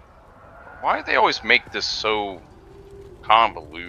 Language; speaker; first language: English; native; English